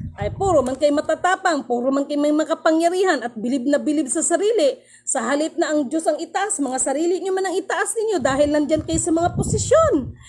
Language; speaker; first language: Filipino; non-native, local second language; Cebuano